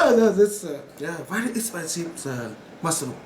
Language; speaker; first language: English; non-native, learner; Vietnamese